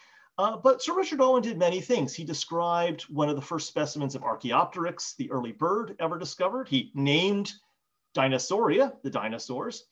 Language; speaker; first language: English; native; English